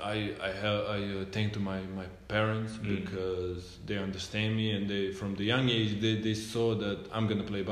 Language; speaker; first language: English; non-native, learner; Serbian